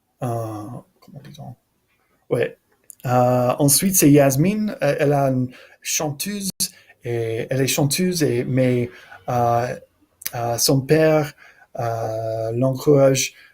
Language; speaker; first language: French; non-native, learner; English